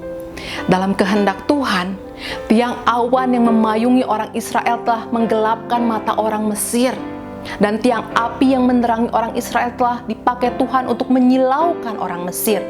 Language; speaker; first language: Indonesian; native; Indonesian